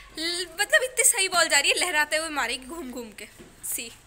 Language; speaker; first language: Hindi; native; Hindi